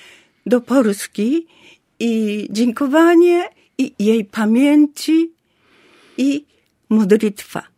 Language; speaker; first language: Polish; non-native, learner; Japanese